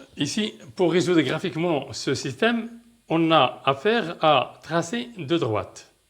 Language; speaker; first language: French; non-native, local second language; Arabic